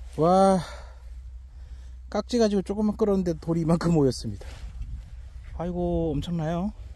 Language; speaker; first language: Korean; native; Korean